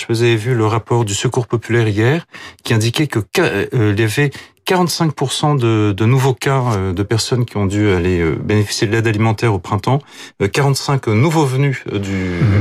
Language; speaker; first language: French; native; French